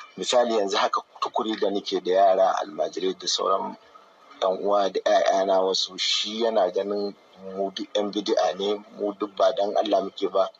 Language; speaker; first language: Hausa; native; Hausa